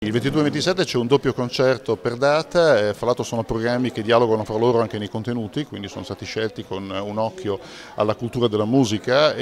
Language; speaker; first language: Italian; native; Italian